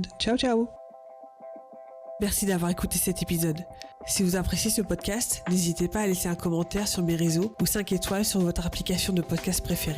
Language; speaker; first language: French; native; French